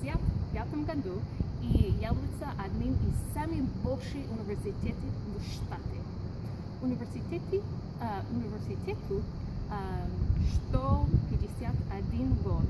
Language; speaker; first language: Russian; non-native, fluent; English